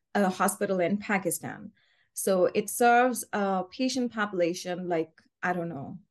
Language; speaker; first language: English; non-native, local second language; Urdu